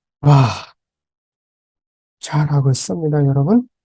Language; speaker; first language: Korean; non-native, fluent; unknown